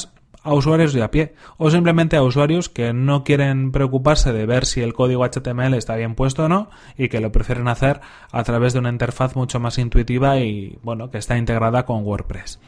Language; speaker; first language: Spanish; native; Spanish